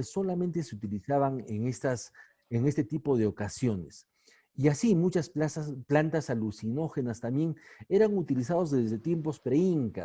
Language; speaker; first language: Spanish; native; Spanish